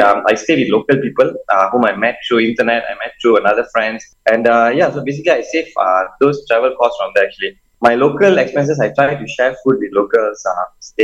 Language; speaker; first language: English; non-native, local second language; Tamil